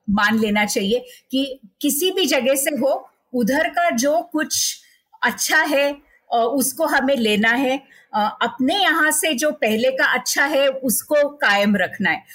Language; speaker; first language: Hindi; non-native, local second language; Marathi